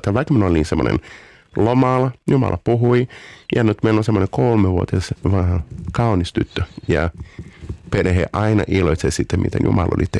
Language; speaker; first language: Finnish; non-native, learner; Portuguese